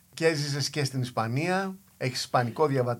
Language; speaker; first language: Greek; native; Greek